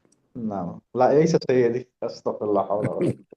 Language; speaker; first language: Arabic; non-native, learner; Urdu